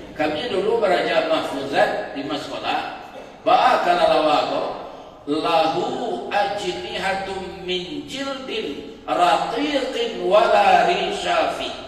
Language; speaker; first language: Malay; non-native, local second language; Minangkabau